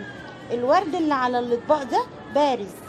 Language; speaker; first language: Arabic; native; Arabic